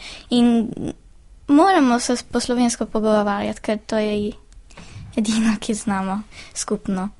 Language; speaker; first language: Slovenian; early bilingual, heritage; Swedish